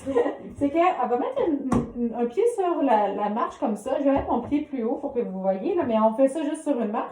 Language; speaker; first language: French; native; French